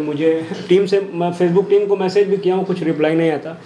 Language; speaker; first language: Hindi; native; Hindi